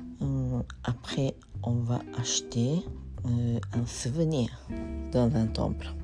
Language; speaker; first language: French; non-native, fluent; Japanese